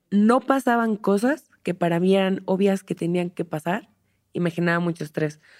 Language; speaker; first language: Spanish; native; Spanish